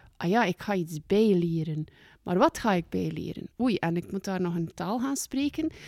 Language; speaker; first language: Dutch; native; Dutch